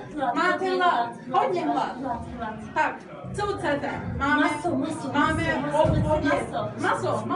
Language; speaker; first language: Czech; non-native, learner; Turkish